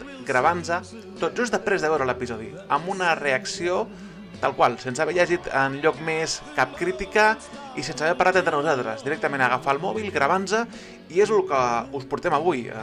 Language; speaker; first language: Catalan; native; Catalan